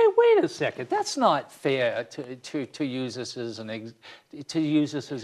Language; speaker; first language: English; native; English